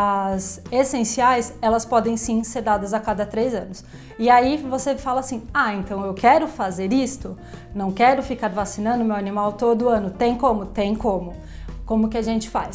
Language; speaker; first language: Portuguese; native; Portuguese